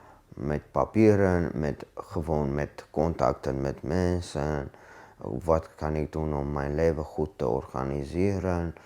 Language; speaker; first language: Dutch; non-native, learner; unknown